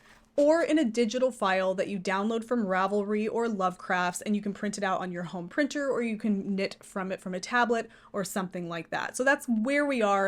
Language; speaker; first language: English; native; English